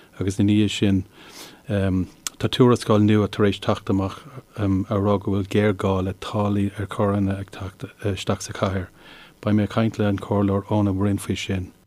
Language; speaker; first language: Irish; non-native, local second language; English